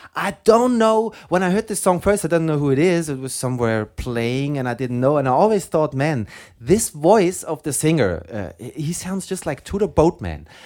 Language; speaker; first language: English; non-native, fluent; German